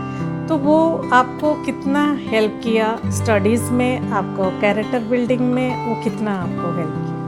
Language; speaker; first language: Hindi; non-native, local second language; Odia